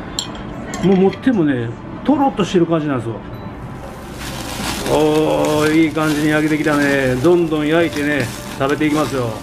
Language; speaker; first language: Japanese; native; Japanese